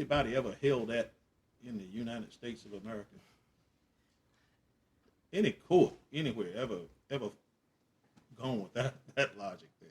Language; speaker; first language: English; native; English